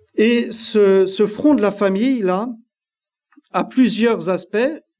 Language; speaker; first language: French; native; French